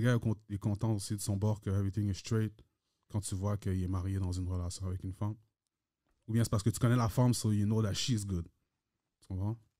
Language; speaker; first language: French; early bilingual, heritage; French